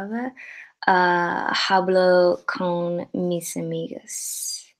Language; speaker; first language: Spanish; non-native, learner; English